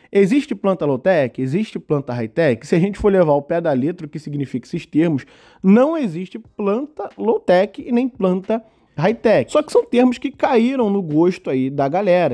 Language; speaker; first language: Portuguese; native; Portuguese